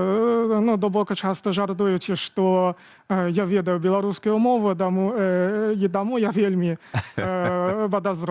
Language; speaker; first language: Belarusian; non-native, fluent; Chinese